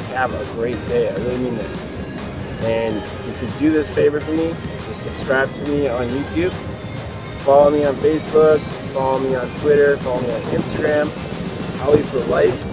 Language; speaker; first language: English; native; English